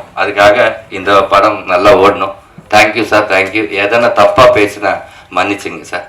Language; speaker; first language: Tamil; non-native, learner; Telugu